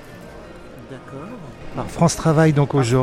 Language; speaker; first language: French; native; French